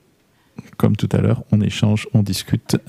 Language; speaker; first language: French; native; French